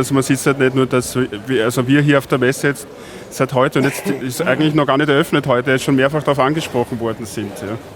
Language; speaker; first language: German; native; German